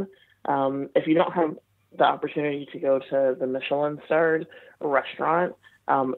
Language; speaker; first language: English; native; English